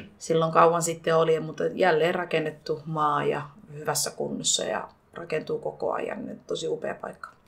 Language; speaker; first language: Finnish; early bilingual, other home language; Somali